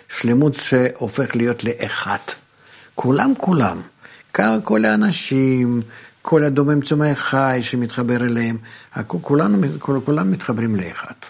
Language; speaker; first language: Hebrew; non-native, fluent; Russian